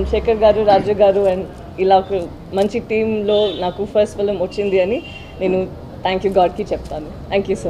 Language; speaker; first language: Telugu; non-native, learner; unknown